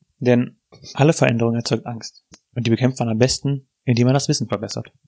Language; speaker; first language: German; native; German